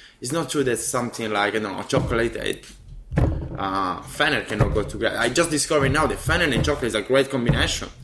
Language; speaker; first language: English; non-native, fluent; Italian